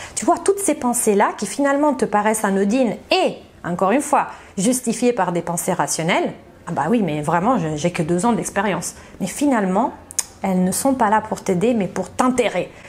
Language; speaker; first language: French; non-native, fluent; Italian